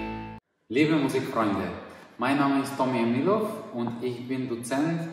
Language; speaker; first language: German; non-native, fluent; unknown